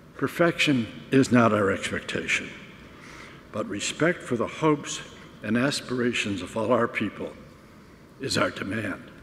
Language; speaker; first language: English; native; English